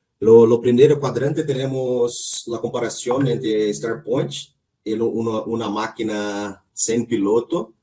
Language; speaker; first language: Spanish; non-native, learner; Portuguese